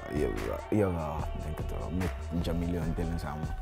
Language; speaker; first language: Dutch; early bilingual, other home language; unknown